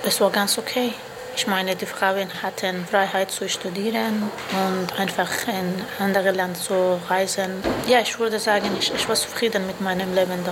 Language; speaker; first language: German; non-native, fluent; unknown